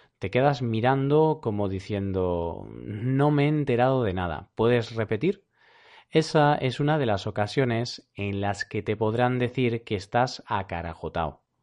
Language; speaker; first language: Spanish; native; Spanish